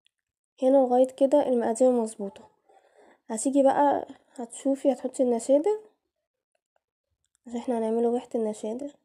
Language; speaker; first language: Arabic; native; Arabic